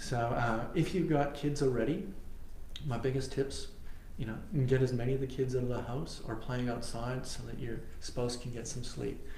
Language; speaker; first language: English; native; English